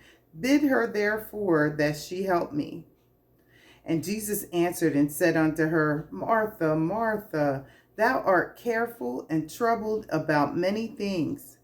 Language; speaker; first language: English; native; English